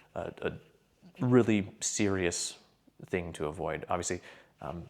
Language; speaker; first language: English; native; English